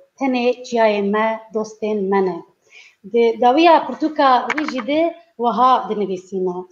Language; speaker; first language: Kurdish; native; Kurdish